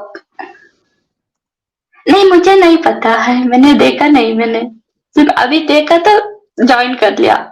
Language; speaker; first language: Hindi; non-native, local second language; Kannada